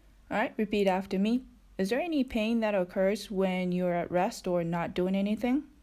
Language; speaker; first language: English; non-native, fluent; Japanese